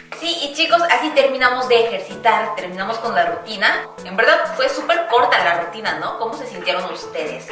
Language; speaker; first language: Spanish; non-native, fluent; Korean